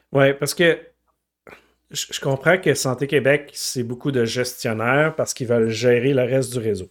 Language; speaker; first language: French; native; French